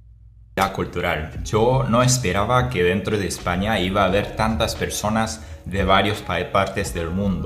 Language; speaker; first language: Spanish; non-native, fluent; Japanese